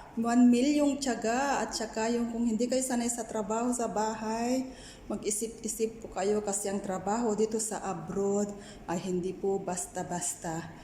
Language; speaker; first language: Filipino; native; Filipino